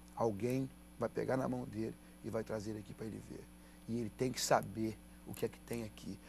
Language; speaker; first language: Portuguese; native; Portuguese